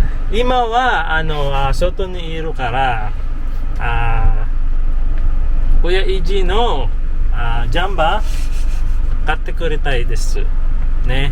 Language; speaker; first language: Japanese; non-native, learner; Filipino